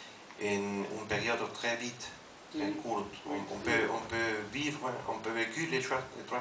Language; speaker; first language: French; non-native, fluent; Spanish